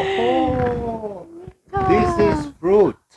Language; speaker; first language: English; non-native, fluent; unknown